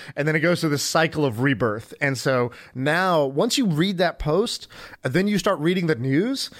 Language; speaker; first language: English; native; English